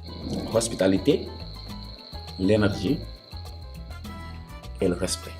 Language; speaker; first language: French; non-native, local second language; Wolof